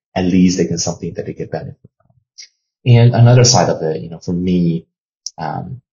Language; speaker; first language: English; non-native, fluent; Chinese